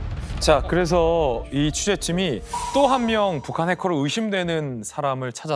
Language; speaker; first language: Korean; native; Korean